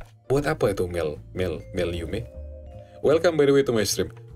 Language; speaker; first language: English; non-native, learner; Indonesian